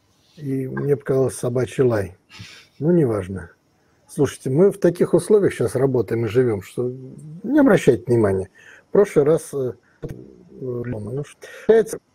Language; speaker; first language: Russian; native; Russian